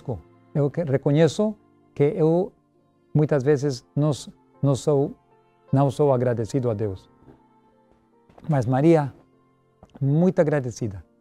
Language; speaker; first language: Portuguese; non-native, learner; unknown